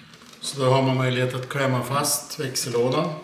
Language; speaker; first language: Swedish; native; Swedish